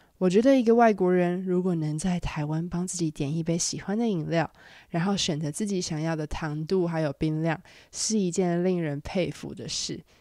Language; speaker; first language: Chinese; native; Chinese